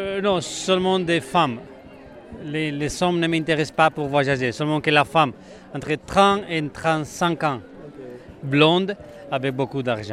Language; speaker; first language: French; non-native, learner; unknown